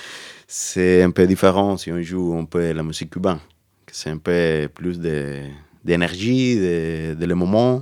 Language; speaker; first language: French; non-native, learner; Spanish